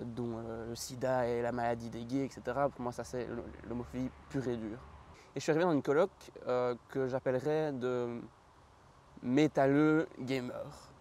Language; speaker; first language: French; native; French